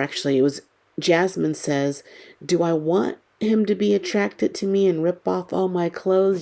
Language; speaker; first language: English; native; English